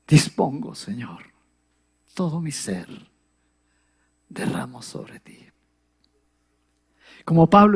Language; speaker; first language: Spanish; native; Spanish